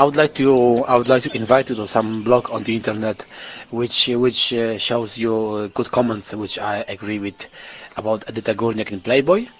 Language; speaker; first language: English; non-native, learner; Polish